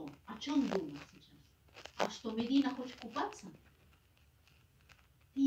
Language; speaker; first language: Russian; non-native, fluent; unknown